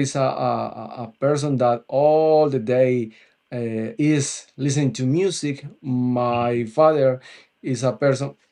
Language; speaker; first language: English; non-native, local second language; Spanish